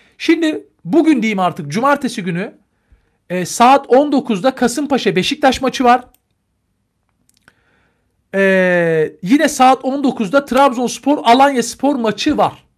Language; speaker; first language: Turkish; native; Turkish